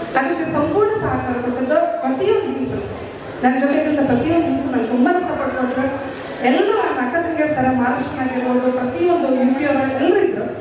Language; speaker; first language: Kannada; native; Kannada